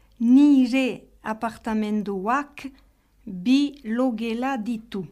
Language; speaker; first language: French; native; French